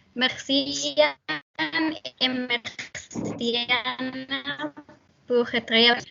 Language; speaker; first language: French; non-native, learner; Spanish